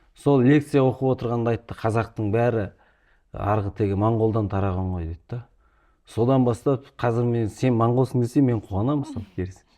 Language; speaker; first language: Kazakh; early bilingual, heritage; Kazakh